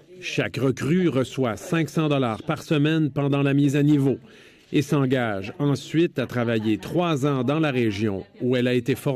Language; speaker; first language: French; native; French